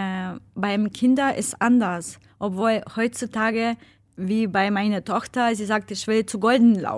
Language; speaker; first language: German; non-native, fluent; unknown